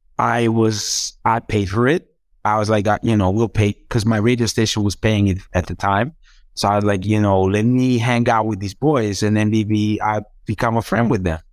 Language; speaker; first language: English; non-native, fluent; Croatian